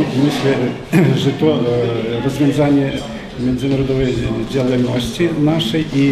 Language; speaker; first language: Polish; non-native, learner; Ukrainian